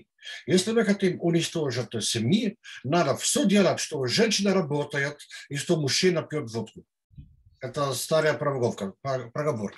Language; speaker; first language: Russian; non-native, fluent; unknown